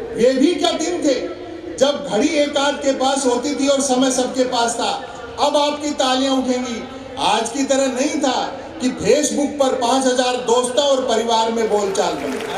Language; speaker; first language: Hindi; native; Hindi